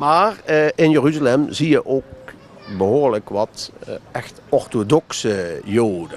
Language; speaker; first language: Dutch; native; Dutch